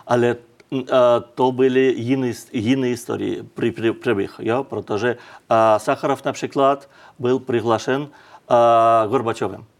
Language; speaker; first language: Czech; non-native, learner; Russian